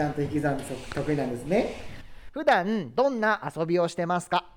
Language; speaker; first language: Japanese; native; Japanese